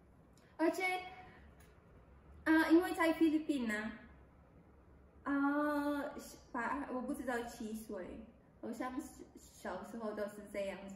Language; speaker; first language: Chinese; non-native, learner; Filipino